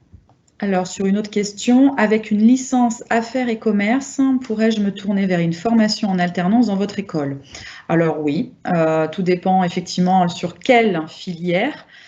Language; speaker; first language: French; native; French